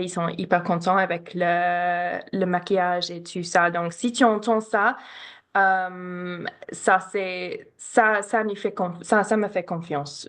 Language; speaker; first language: French; non-native, learner; English